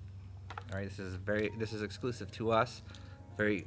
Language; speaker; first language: English; native; English